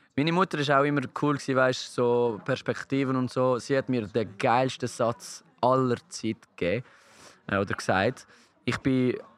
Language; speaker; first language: German; non-native, local second language; French